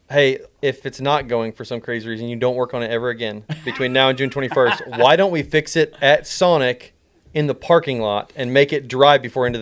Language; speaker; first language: English; native; English